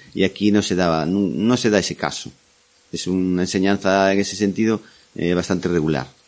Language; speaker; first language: Spanish; native; Spanish